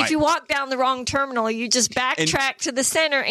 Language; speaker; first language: English; native; English